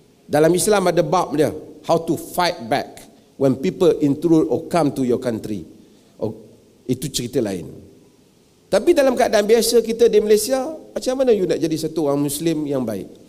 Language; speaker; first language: English; non-native, local second language; Malay